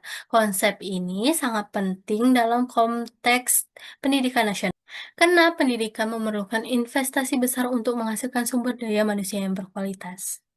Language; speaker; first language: Indonesian; native; Indonesian